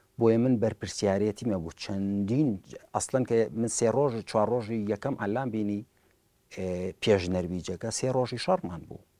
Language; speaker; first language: Central Kurdish; early bilingual, heritage; Central Kurdish